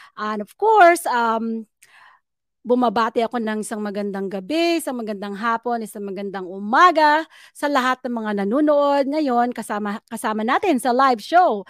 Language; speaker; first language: Filipino; non-native, local second language; Pangasinan